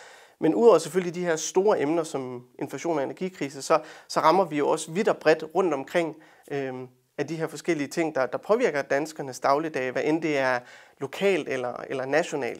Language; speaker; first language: Danish; native; Danish